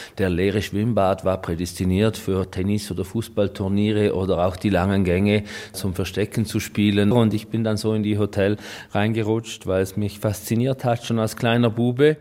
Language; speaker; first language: German; native; German